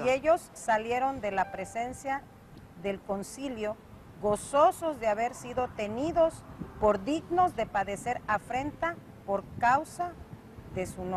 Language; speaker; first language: Spanish; native; Spanish